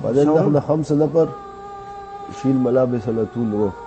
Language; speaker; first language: Arabic; non-native, learner; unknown